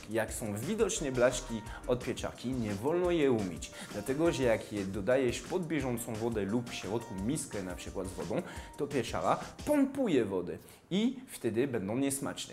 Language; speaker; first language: Polish; non-native, fluent; French